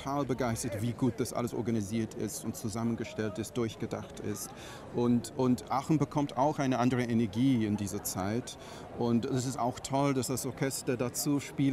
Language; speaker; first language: German; non-native, fluent; English